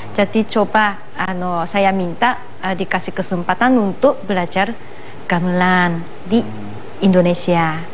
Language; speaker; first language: Indonesian; non-native, fluent; Japanese